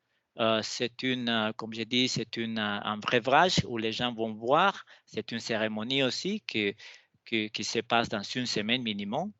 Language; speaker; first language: French; non-native, fluent; Spanish